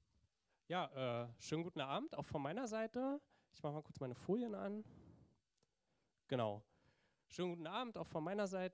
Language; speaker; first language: German; native; German